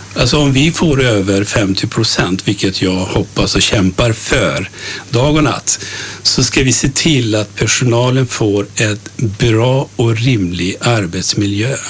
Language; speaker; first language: Swedish; early bilingual, other home language; Turkish